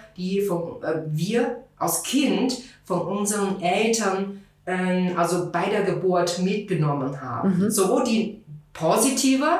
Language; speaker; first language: German; non-native, fluent; Chinese